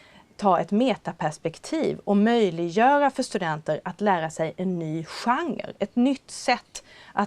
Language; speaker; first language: Swedish; native; Swedish